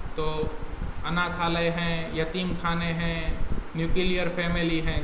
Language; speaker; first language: Hindi; non-native, local second language; Gujarati